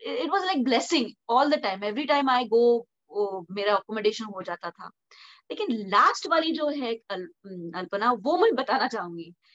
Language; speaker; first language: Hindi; non-native, local second language; Marathi